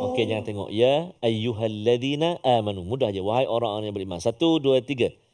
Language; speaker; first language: Malay; native; Malay